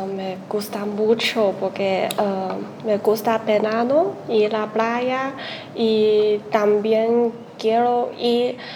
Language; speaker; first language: Spanish; non-native, learner; Chinese